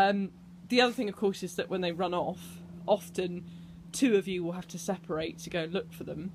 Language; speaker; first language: English; native; English